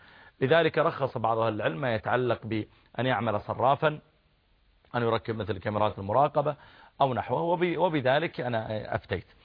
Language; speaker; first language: Arabic; native; Arabic